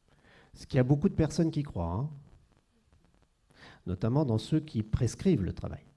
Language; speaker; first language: French; native; French